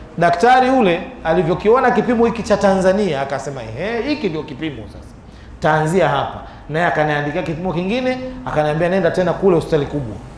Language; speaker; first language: Swahili; native; Swahili